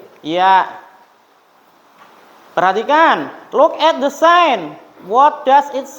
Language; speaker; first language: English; non-native, fluent; Indonesian